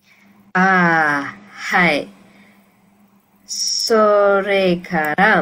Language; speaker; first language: Japanese; non-native, learner; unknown